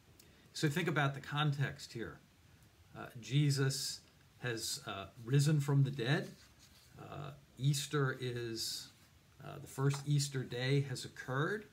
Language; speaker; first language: English; native; English